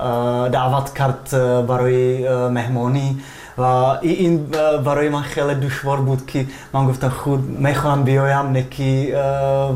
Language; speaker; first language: Persian; non-native, fluent; Czech